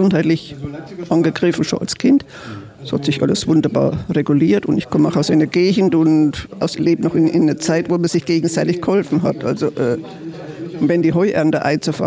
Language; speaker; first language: German; native; German